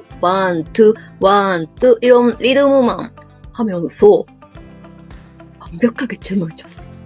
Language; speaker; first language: Korean; non-native, learner; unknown